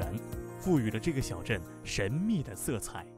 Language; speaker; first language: Chinese; native; Chinese